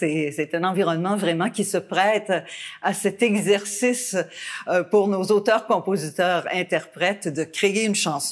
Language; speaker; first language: French; native; French